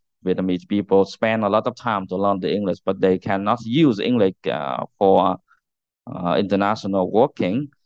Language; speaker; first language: English; non-native, learner; Vietnamese